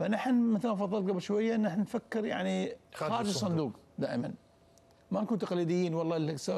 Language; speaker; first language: Arabic; native; Arabic